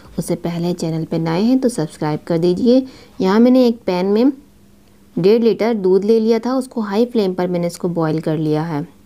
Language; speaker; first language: Urdu; native; Urdu